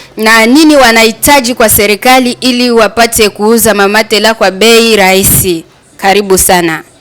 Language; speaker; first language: Swahili; native; Swahili